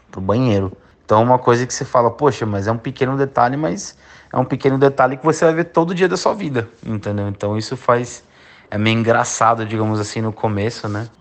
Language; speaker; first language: Portuguese; native; Portuguese